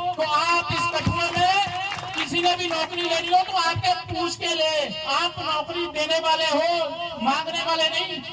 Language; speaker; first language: Hindi; non-native, local second language; Dogri